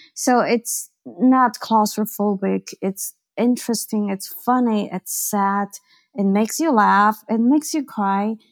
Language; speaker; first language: English; non-native, fluent; Chinese